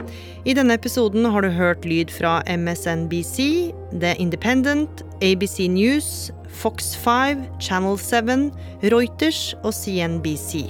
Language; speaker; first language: Norwegian; native; Norwegian